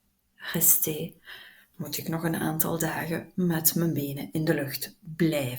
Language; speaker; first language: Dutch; non-native, local second language; French